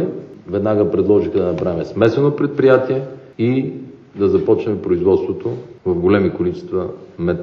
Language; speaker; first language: Bulgarian; native; Bulgarian